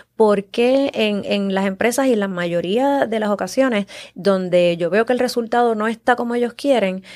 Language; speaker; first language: Spanish; native; Spanish